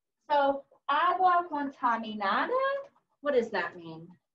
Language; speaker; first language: English; native; English